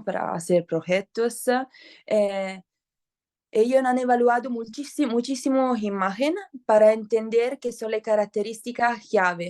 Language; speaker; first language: Spanish; non-native, learner; Italian